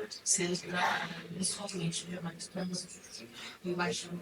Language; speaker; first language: Portuguese; non-native, learner; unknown